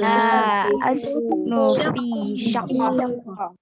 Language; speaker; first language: Arabic; non-native, learner; Indonesian